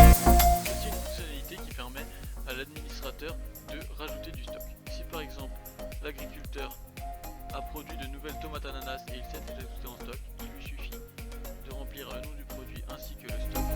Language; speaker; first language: French; native; French